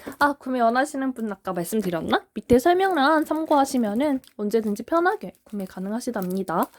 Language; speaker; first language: Korean; native; Korean